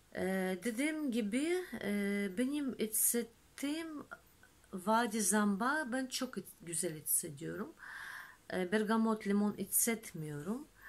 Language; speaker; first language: Turkish; non-native, fluent; Russian